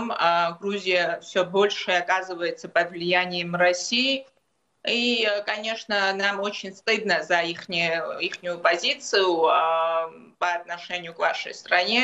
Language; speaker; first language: Russian; non-native, local second language; Georgian